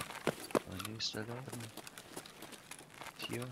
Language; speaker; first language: German; native; German